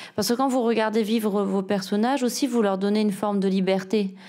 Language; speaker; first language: French; native; French